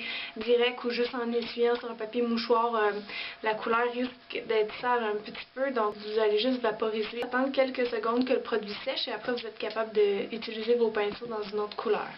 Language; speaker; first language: French; native; French